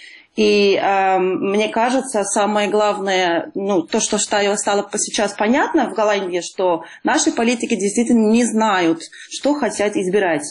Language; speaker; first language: Russian; non-native, fluent; Dutch